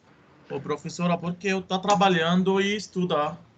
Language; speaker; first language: Portuguese; non-native, learner; Arabic